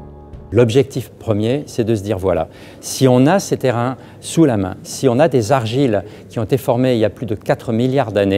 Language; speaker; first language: French; native; French